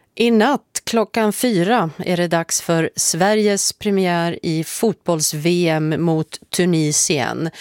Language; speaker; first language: Swedish; native; Swedish